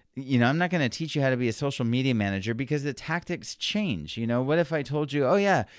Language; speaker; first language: English; native; English